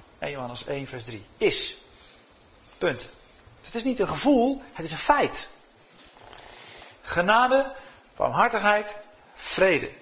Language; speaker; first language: Dutch; native; Dutch